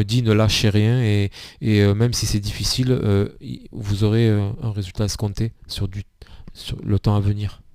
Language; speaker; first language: French; native; French